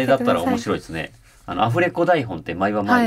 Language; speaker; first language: Japanese; native; Japanese